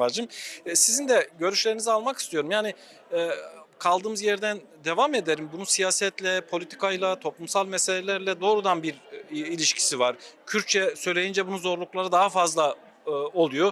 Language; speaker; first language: Turkish; native; Turkish